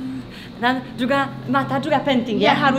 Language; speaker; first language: Indonesian; non-native, learner; Polish